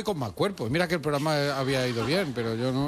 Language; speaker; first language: Spanish; native; Spanish